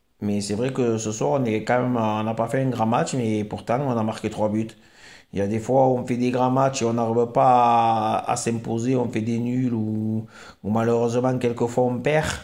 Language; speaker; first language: French; native; French